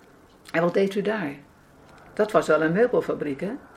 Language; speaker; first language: Dutch; native; Dutch